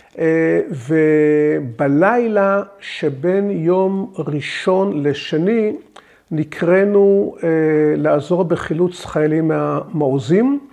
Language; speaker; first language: Hebrew; early bilingual, other home language; English